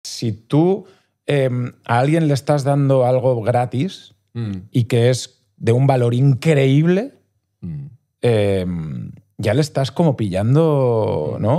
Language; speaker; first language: Spanish; native; Spanish